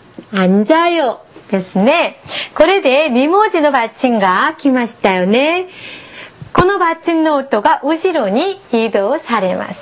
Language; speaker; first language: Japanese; non-native, fluent; Korean